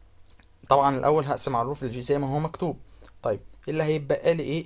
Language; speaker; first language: Arabic; native; Arabic